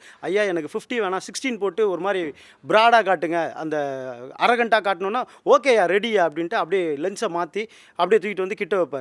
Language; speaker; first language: Tamil; native; Tamil